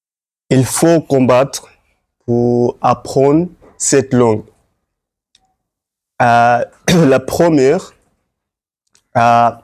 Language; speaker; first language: French; non-native, learner; Swahili